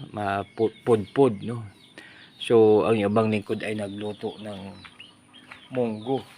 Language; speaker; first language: Filipino; non-native, local second language; Hiligaynon